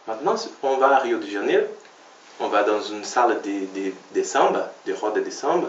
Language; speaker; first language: French; non-native, fluent; Portuguese